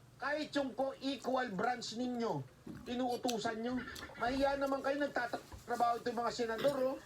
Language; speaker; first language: Filipino; native; Filipino